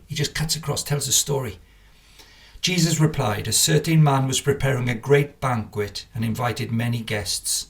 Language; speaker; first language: English; native; English